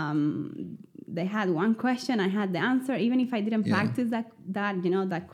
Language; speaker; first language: English; non-native, fluent; Spanish